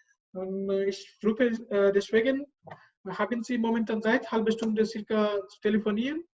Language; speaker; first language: German; non-native, learner; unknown